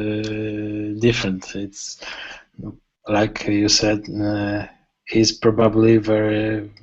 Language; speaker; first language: English; non-native, learner; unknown